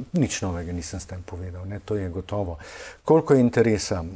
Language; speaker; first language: Slovenian; native; Slovenian